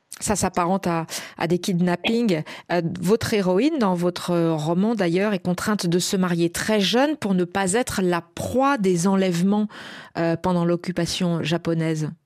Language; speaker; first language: French; native; French